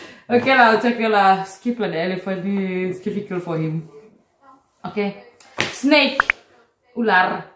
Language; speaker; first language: English; non-native, local second language; Malay